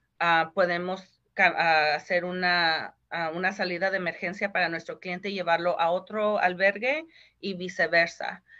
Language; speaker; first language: Spanish; early bilingual, heritage; Spanish